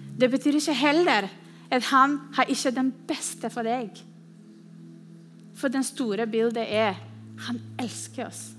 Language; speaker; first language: Norwegian; non-native, fluent; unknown